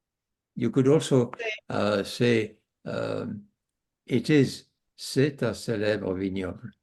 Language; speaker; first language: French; non-native, fluent; English